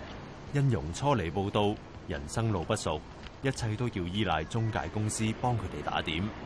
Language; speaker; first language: Cantonese; native; Cantonese